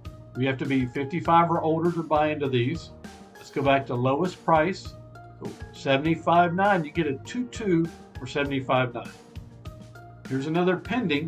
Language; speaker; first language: English; native; English